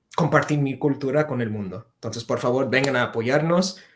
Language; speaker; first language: Spanish; early bilingual, heritage; Spanish